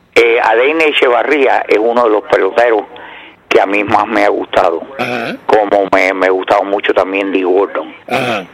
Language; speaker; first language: Spanish; native; Spanish